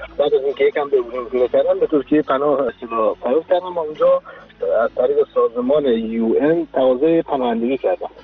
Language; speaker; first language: Persian; non-native, local second language; Kurdish